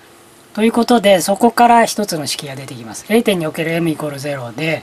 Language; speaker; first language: Japanese; native; Japanese